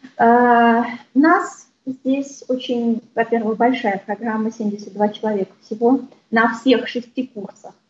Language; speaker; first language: Russian; native; Russian